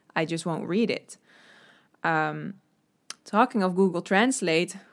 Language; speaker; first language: English; non-native, fluent; Dutch